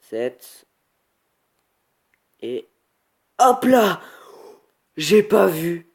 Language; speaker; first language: French; native; French